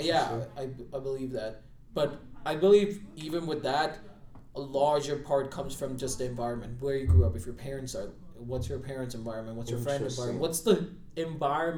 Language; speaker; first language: English; non-native, local second language; Marathi